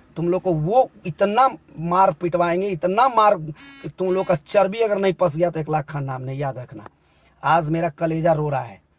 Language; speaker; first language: Hindi; native; Hindi